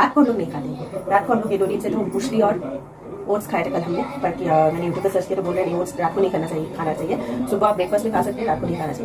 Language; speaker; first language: Hindi; native; Hindi